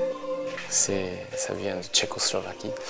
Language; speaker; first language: French; non-native, learner; Japanese